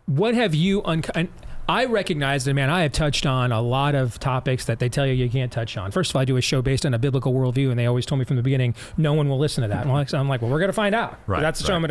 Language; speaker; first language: English; native; English